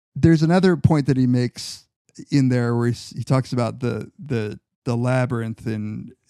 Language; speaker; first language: English; native; English